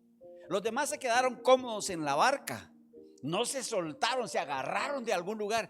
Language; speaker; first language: Spanish; native; Spanish